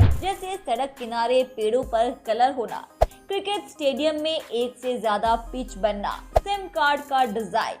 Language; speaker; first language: Hindi; native; Hindi